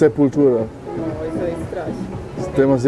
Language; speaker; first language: Spanish; non-native, learner; German